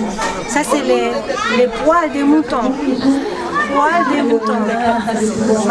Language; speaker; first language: French; non-native, learner; Georgian